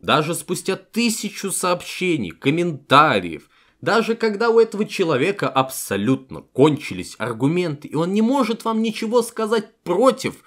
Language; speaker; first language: Russian; native; Russian